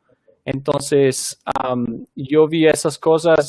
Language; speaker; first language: Spanish; non-native, fluent; English